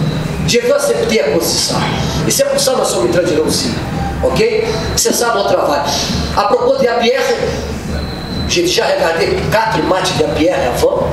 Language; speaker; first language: French; non-native, fluent; Portuguese